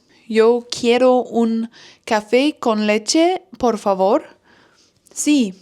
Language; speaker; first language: Spanish; non-native, learner; Turkish